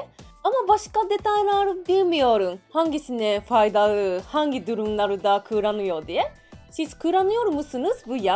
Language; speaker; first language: Turkish; non-native, learner; Japanese